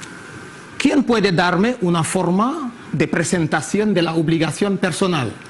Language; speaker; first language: Spanish; non-native, fluent; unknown